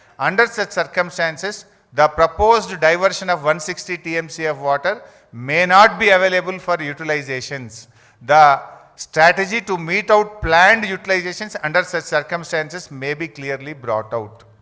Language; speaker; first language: English; non-native, local second language; Telugu